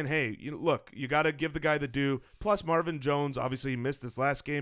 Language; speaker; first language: English; native; English